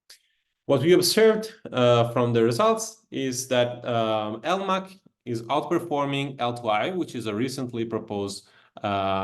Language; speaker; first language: English; non-native, fluent; Italian